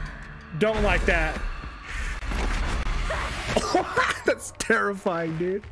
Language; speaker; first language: English; native; English